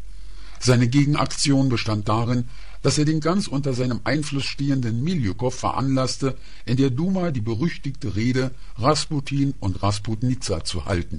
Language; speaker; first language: German; native; German